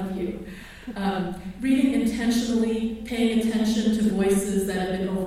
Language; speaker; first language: English; early bilingual, other home language; Filipino